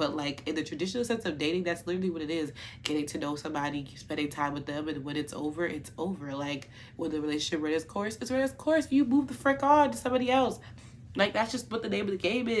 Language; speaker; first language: English; native; English